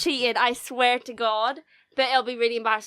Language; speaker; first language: English; native; English